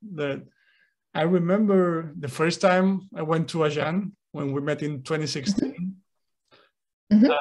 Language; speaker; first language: English; non-native, fluent; Spanish